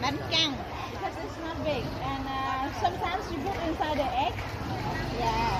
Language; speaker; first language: English; non-native, learner; Vietnamese